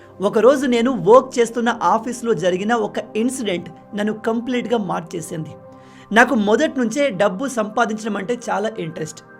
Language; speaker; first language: Telugu; non-native, local second language; Lambadi